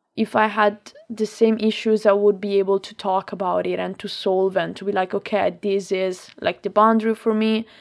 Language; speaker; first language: English; non-native, fluent; Italian